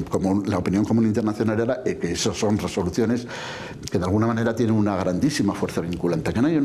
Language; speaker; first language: Spanish; native; Spanish